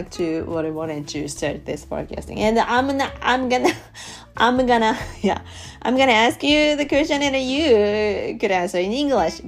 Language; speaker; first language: English; non-native, learner; Japanese